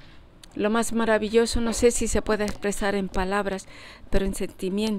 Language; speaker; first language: Spanish; early bilingual, heritage; Spanish